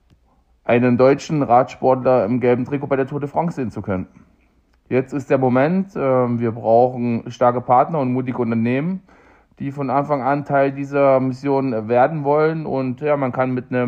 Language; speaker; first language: German; native; German